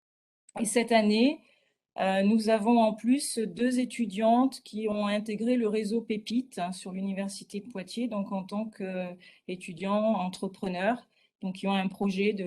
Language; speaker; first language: French; native; French